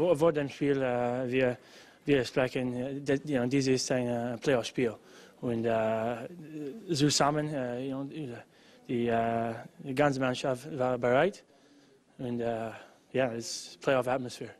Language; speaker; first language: German; non-native, learner; English